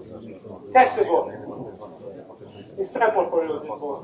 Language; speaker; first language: English; non-native, learner; Italian